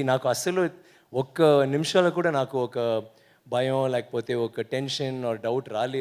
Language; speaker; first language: Telugu; non-native, learner; Tamil